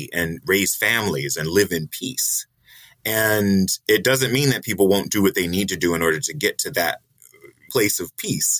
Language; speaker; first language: English; native; English